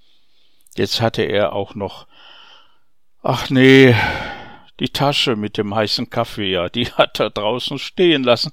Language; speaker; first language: German; native; German